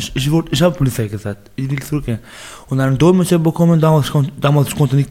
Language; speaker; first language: German; non-native, learner; Baluchi